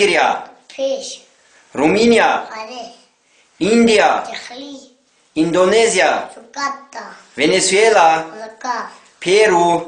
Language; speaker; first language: Russian; non-native, local second language; Tajik